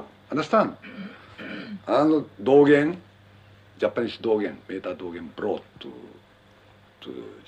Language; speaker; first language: English; non-native, learner; Japanese